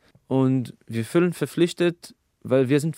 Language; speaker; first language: German; non-native, fluent; Hebrew